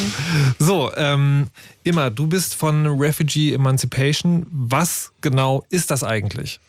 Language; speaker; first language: German; native; German